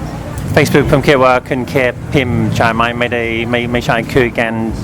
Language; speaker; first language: Thai; non-native, fluent; English